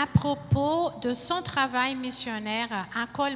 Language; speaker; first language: French; non-native, fluent; Portuguese